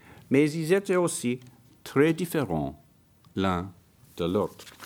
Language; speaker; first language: French; non-native, fluent; English